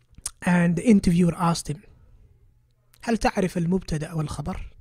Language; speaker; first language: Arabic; non-native, fluent; English